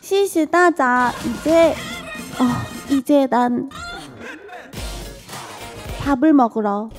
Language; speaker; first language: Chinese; non-native, learner; Korean